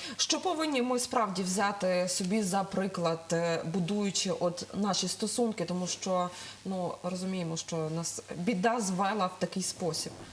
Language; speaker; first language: Ukrainian; native; Ukrainian